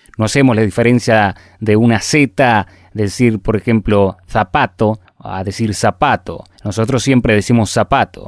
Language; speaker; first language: Spanish; native; Spanish